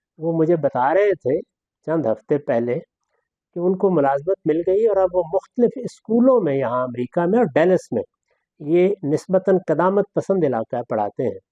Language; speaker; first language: Urdu; non-native, local second language; Punjabi